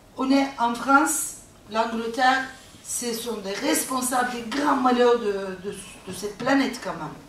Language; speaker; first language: French; non-native, fluent; Turkish